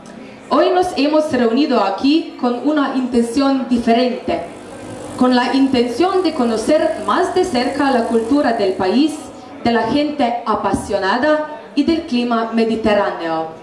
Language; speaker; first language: Spanish; non-native, fluent; Slovenian